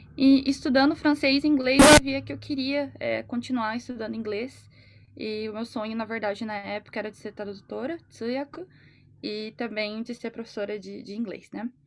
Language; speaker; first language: Portuguese; native; Portuguese